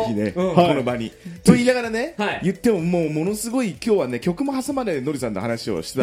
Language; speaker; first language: Japanese; native; Japanese